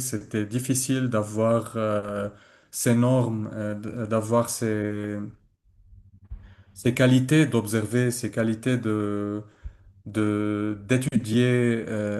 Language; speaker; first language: French; non-native, learner; Arabic